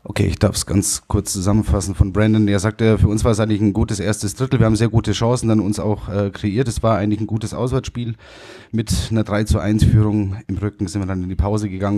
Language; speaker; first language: German; native; German